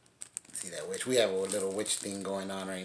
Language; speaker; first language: English; native; English